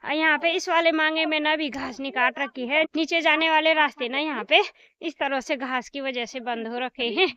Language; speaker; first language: Hindi; native; Hindi